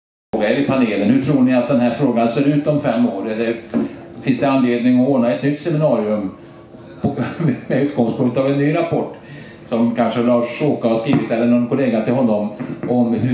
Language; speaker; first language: Swedish; native; Swedish